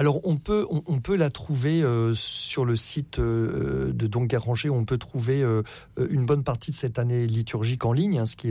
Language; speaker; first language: French; native; French